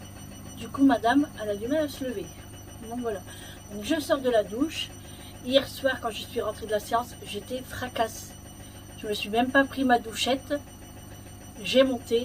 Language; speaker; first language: French; native; French